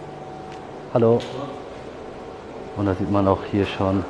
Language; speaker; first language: German; native; German